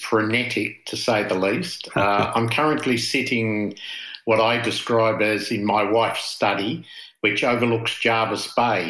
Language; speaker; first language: English; native; English